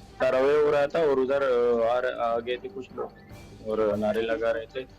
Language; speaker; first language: Hindi; non-native, fluent; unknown